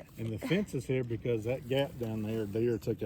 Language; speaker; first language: English; native; English